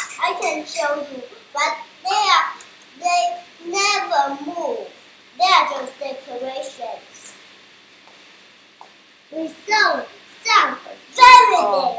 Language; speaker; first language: English; non-native, learner; Chinese